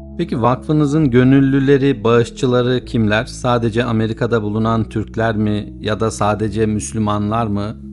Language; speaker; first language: Turkish; native; Turkish